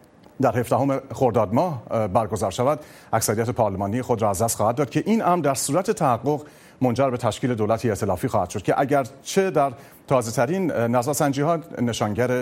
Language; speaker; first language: Persian; native; Persian